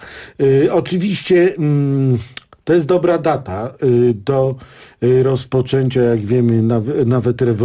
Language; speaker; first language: Polish; native; Polish